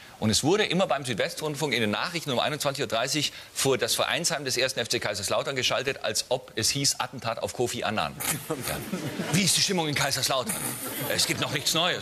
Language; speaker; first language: German; native; German